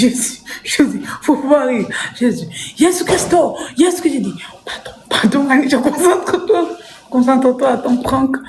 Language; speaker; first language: French; non-native, local second language; Lingala